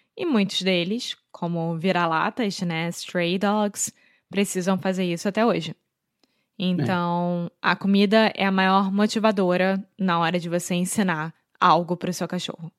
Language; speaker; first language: Portuguese; native; Portuguese